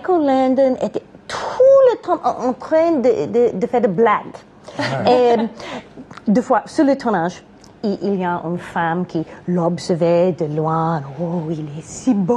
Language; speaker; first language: French; non-native, learner; English